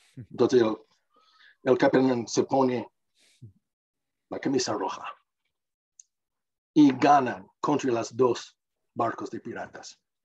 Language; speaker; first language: Spanish; non-native, fluent; English